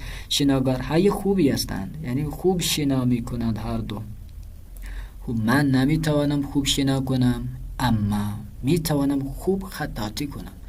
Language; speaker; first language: Persian; non-native, fluent; Urdu